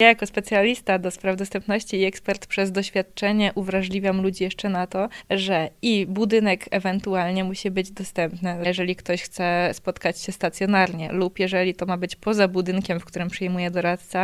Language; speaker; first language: Polish; native; Polish